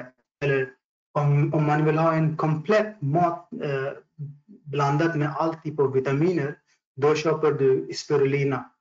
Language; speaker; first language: Swedish; non-native, fluent; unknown